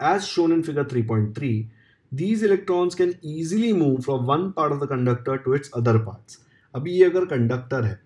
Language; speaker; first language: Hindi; non-native, local second language; Marathi